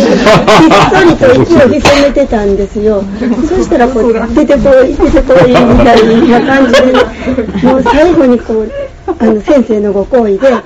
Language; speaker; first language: Japanese; native; Japanese